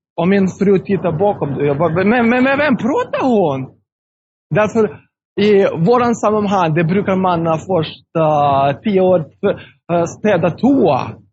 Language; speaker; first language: Swedish; non-native, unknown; Russian